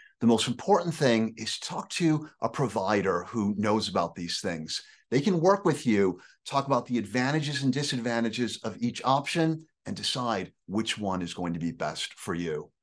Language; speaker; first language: English; native; English